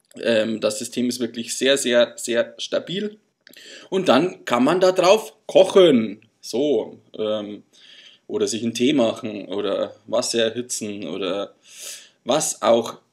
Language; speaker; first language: German; native; German